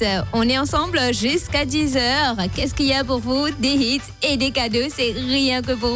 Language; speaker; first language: French; non-native, local second language; Morisyen